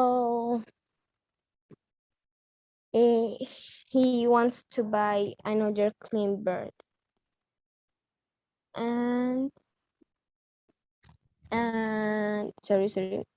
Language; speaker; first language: English; non-native, learner; Spanish